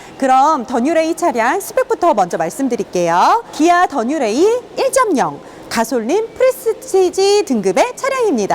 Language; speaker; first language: Korean; native; Korean